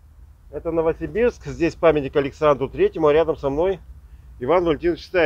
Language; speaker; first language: Russian; native; Russian